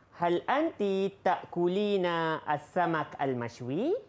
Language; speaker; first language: Arabic; non-native, fluent; Malay